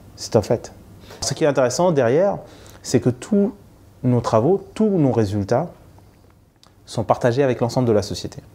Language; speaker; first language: French; non-native, local second language; Wolof